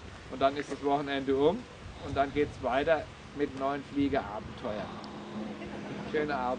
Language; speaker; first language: German; native; German